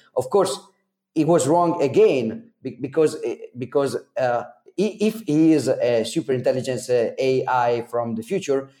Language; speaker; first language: English; non-native, fluent; Italian